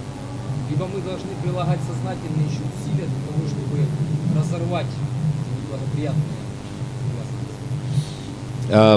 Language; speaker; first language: Russian; native; Russian